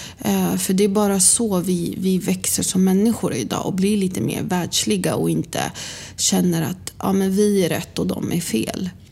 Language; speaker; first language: Swedish; early bilingual, other home language; Arabic